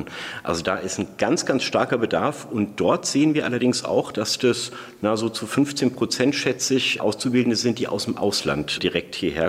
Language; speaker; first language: German; native; German